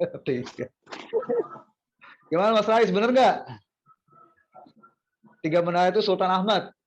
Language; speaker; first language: Indonesian; native; Indonesian